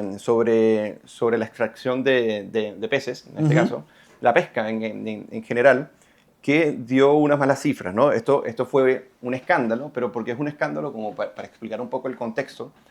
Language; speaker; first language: Spanish; native; Spanish